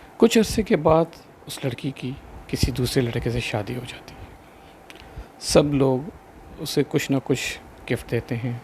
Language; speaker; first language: Urdu; non-native, local second language; Sindhi